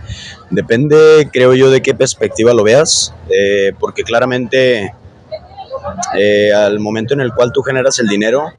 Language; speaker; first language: Spanish; native; Spanish